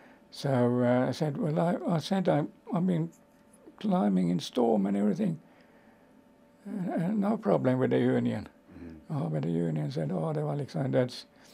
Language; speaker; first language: English; non-native, fluent; Swedish